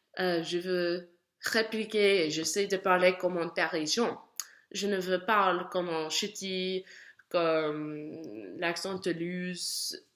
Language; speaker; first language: French; non-native, learner; English